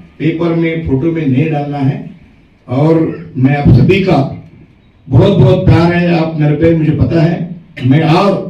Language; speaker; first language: Hindi; non-native, local second language; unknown